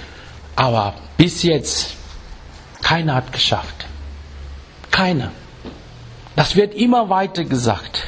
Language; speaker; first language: German; non-native, fluent; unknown